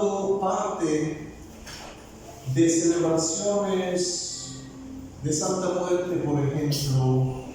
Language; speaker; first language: Spanish; non-native, fluent; Bulgarian